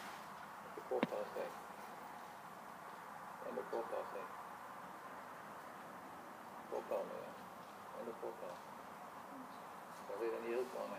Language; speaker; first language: Swedish; native; Swedish